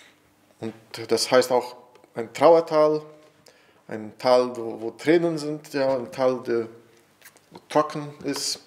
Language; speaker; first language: German; non-native, fluent; Portuguese